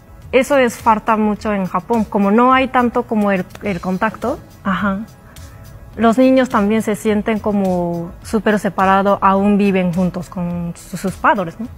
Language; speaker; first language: Spanish; non-native, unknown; Japanese